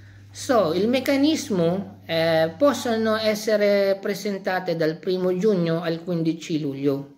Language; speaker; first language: Italian; non-native, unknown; Filipino